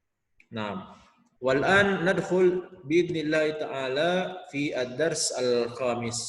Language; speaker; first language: Arabic; non-native, fluent; Indonesian